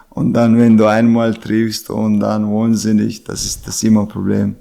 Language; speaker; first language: German; non-native, learner; Chechen